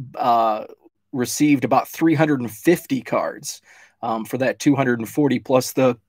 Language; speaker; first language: English; native; English